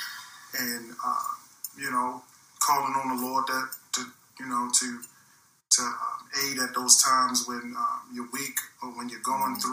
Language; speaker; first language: English; native; English